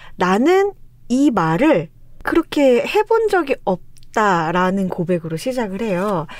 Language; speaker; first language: Korean; native; Korean